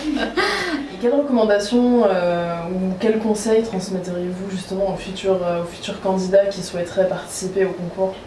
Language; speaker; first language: French; native; French